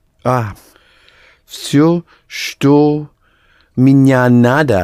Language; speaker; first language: Russian; non-native, learner; English